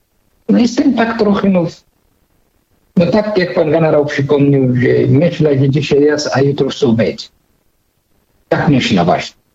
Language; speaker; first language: Polish; non-native, fluent; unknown